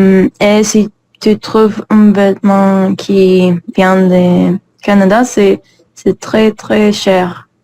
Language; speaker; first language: French; non-native, learner; English